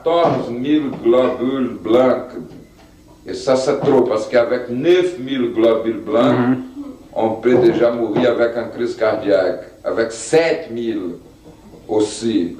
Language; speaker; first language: French; non-native, local second language; Portuguese